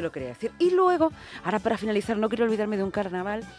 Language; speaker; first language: Spanish; native; Spanish